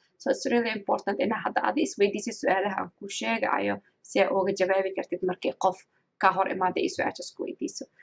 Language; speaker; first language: Somali; early bilingual, heritage; Somali